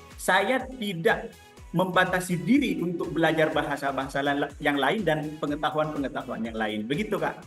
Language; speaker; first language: Indonesian; non-native, local second language; Madurese